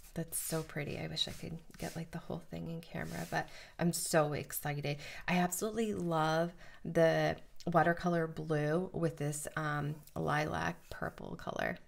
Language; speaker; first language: English; native; English